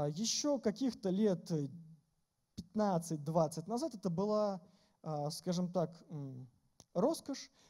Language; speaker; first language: Russian; native; Russian